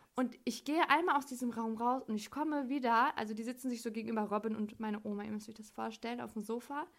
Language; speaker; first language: German; native; German